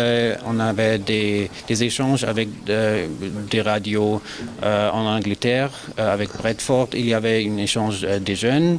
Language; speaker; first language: French; non-native, learner; German